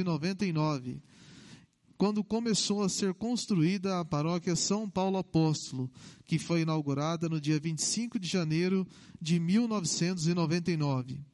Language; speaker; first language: Portuguese; native; Portuguese